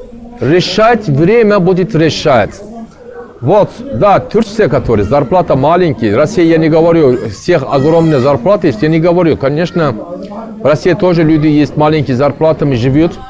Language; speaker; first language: Russian; non-native, learner; Turkish